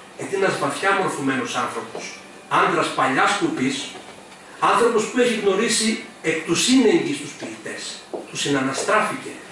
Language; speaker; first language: Greek; native; Greek